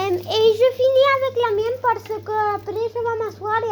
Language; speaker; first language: French; non-native, learner; Spanish